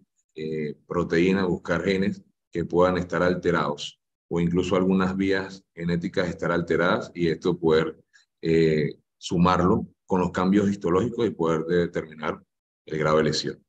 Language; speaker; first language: Spanish; native; Spanish